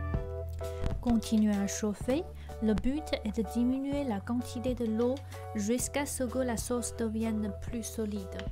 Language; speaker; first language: French; non-native, fluent; Chinese